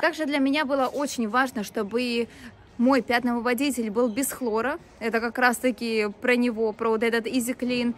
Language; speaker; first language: Russian; native; Russian